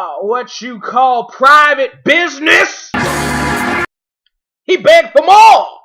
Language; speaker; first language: English; native; English